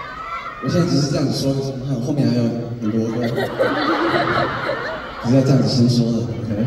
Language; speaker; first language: Chinese; early bilingual, heritage; English